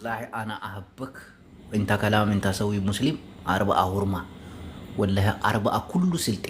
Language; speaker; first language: Arabic; non-native, learner; Amharic